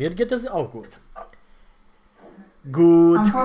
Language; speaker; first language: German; non-native, fluent; Romanian